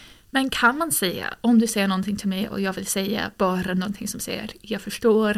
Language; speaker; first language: Swedish; non-native, fluent; English